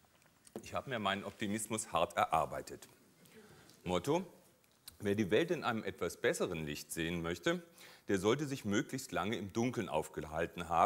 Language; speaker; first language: German; native; German